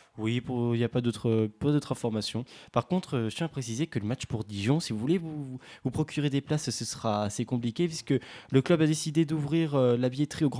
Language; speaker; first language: French; native; French